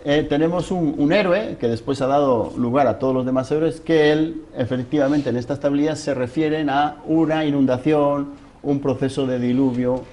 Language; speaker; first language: Spanish; native; Spanish